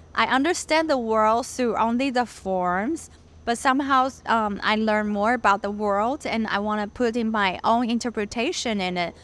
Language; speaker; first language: English; non-native, fluent; Chinese